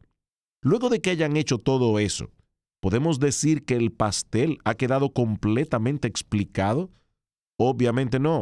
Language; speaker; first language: Spanish; native; Spanish